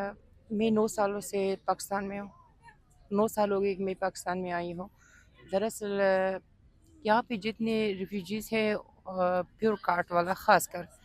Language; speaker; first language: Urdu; non-native, fluent; Persian